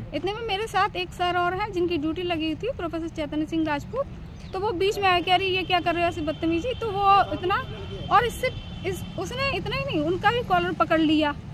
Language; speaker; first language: Hindi; native; Hindi